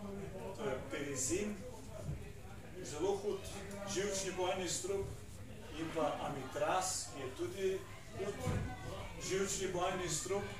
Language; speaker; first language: Slovenian; native; Slovenian